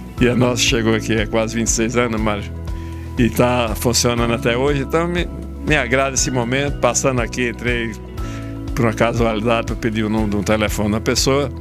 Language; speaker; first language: Portuguese; early bilingual, other home language; Italian